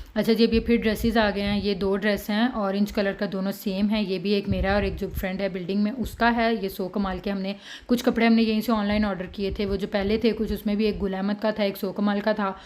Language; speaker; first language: Urdu; native; Urdu